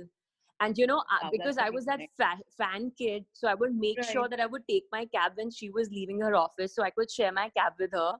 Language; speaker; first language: English; non-native, local second language; Hindi